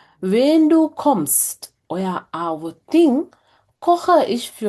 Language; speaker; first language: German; non-native, fluent; Sinhala